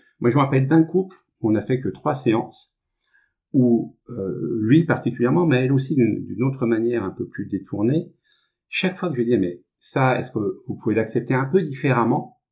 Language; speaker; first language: French; native; French